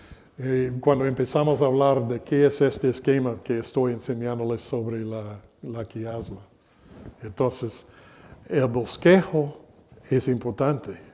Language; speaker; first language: Spanish; non-native, fluent; English